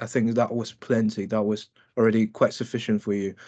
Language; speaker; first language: English; non-native, fluent; Chinese